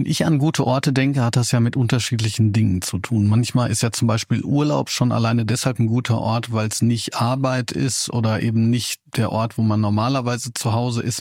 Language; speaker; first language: German; native; German